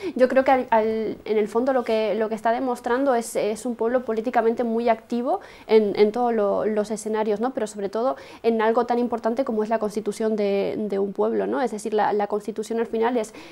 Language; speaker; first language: Spanish; native; Spanish